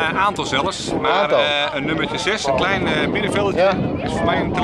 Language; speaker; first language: Dutch; native; Dutch